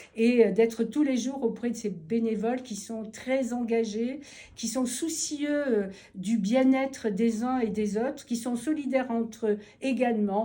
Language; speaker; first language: French; native; French